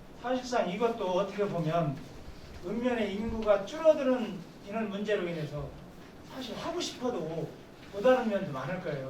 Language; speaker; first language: Korean; native; Korean